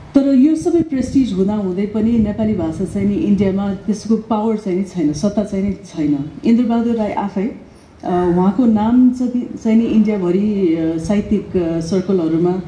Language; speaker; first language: Nepali; native; Nepali